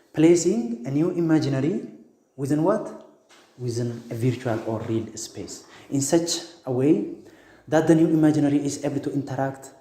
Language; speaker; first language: English; non-native, local second language; Amharic